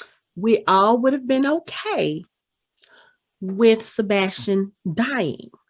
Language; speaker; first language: English; native; English